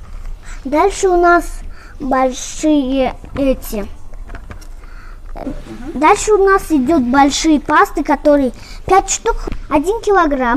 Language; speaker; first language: Russian; non-native, local second language; Kyrgyz